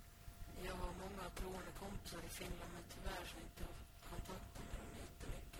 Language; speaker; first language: Swedish; early bilingual, other home language; Finnish